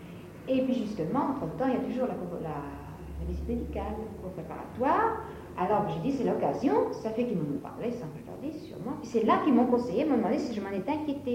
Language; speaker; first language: French; native; French